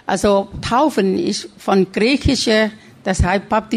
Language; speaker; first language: German; non-native, learner; Thai